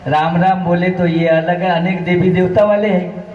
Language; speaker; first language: Hindi; non-native, local second language; Marathi